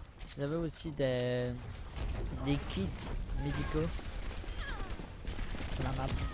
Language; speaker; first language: French; native; French